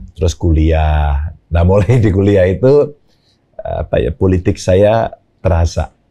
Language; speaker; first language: Indonesian; non-native, local second language; Javanese